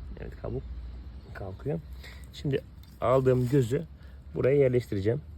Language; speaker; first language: Turkish; native; Turkish